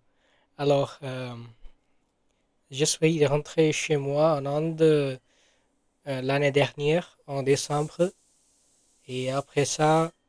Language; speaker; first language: French; non-native, learner; Gujarati